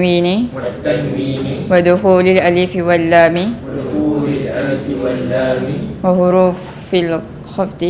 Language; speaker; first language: Arabic; non-native, learner; Malay